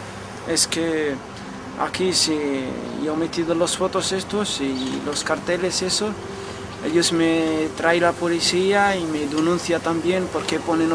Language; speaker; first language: Spanish; non-native, fluent; Arabic